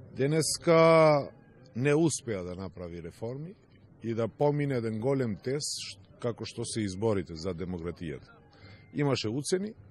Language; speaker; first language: Macedonian; non-native, local second language; Albanian